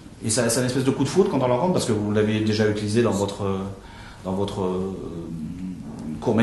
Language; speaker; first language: French; native; French